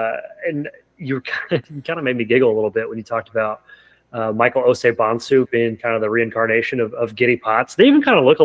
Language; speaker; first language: English; native; English